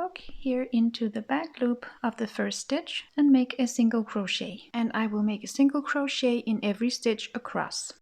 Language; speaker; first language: English; non-native, fluent; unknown